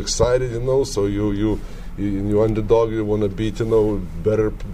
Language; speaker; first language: English; non-native, learner; Lithuanian